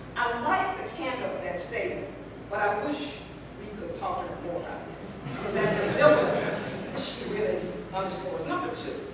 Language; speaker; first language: English; native; English